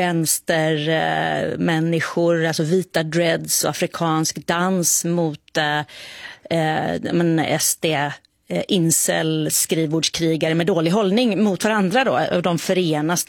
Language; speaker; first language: Swedish; native; Swedish